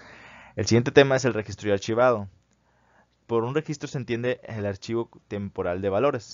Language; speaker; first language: Spanish; native; Spanish